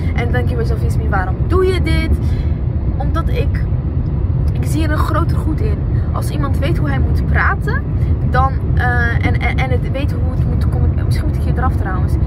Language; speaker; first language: Dutch; early bilingual, other home language; Arabic